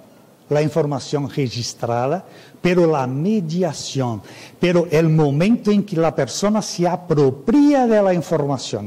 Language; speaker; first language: Spanish; non-native, fluent; Portuguese